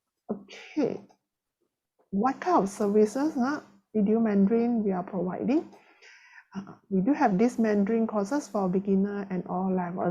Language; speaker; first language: English; non-native, local second language; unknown